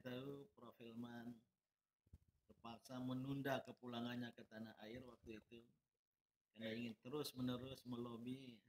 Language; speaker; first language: Indonesian; native; Indonesian